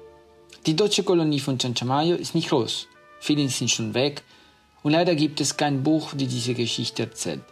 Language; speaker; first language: German; non-native, fluent; Spanish